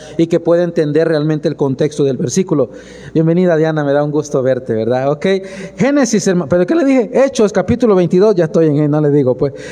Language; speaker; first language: Spanish; native; Spanish